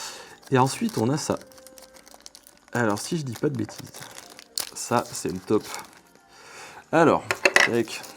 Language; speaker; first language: French; native; French